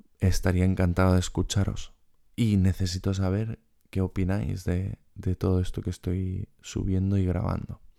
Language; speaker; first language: Spanish; non-native, fluent; German